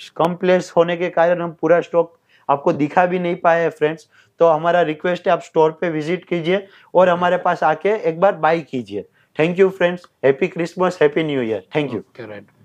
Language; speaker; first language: Hindi; non-native, local second language; Telugu